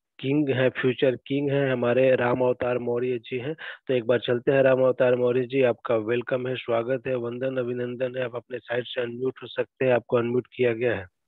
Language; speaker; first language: Hindi; native; Hindi